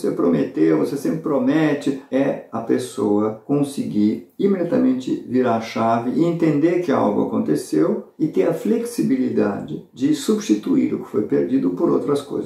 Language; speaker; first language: Portuguese; native; Portuguese